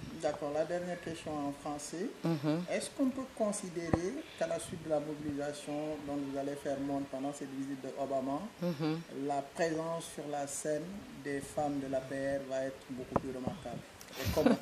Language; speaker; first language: French; non-native, local second language; Wolof